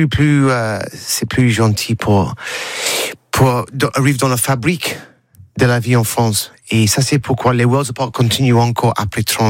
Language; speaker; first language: French; non-native, learner; English